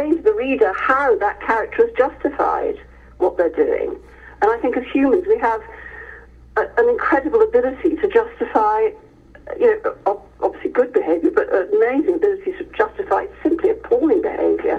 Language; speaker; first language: English; native; English